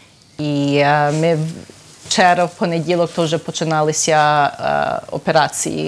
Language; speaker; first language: Ukrainian; early bilingual, heritage; Ukrainian